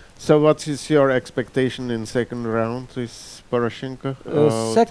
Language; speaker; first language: English; non-native, fluent; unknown